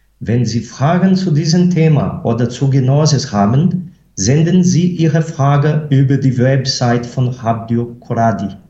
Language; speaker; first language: German; non-native, fluent; Portuguese